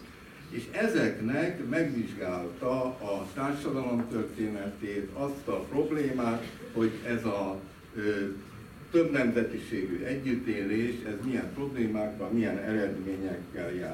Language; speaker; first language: Hungarian; native; Hungarian